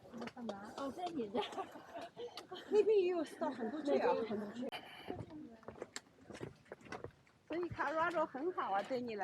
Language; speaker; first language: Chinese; early bilingual, heritage; English